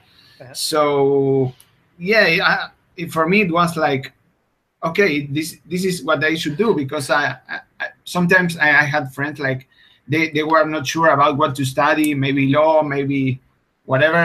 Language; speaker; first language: English; non-native, fluent; Spanish